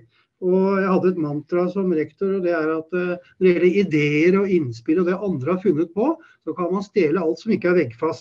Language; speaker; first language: Norwegian; native; Norwegian